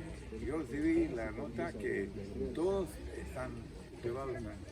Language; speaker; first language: Spanish; non-native, fluent; Hebrew